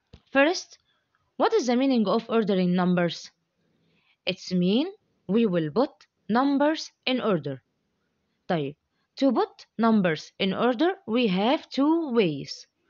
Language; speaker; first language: English; non-native, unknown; Arabic